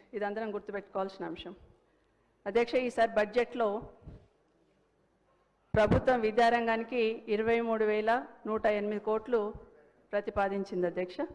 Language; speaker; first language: Telugu; native; Telugu